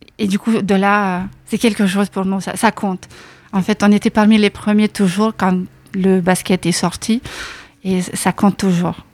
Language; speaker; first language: French; non-native, fluent; Lithuanian